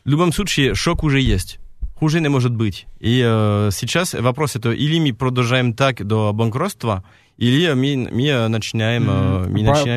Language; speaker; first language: Russian; non-native, fluent; French